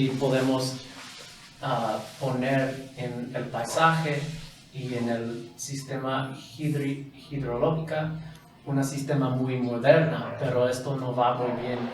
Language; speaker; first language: Spanish; non-native, fluent; English